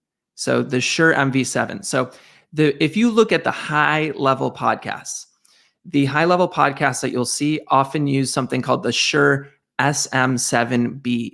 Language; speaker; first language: English; native; English